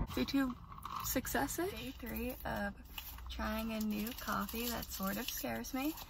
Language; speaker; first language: English; native; English